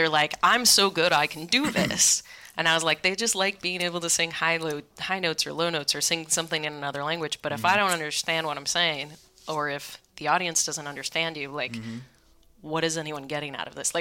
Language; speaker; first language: English; native; English